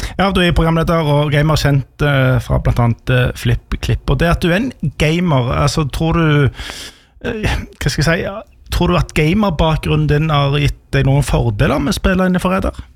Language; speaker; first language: Norwegian; native; Norwegian